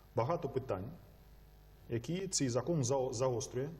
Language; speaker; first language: Ukrainian; non-native, fluent; Russian